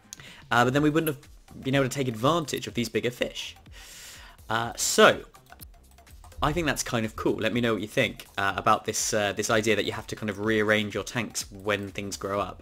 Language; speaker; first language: English; native; English